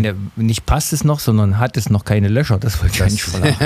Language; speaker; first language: German; native; German